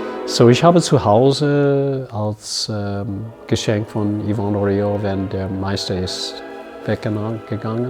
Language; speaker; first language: German; non-native, learner; English